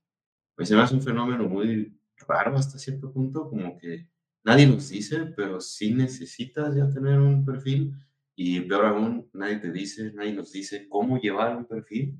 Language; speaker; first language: Spanish; native; Spanish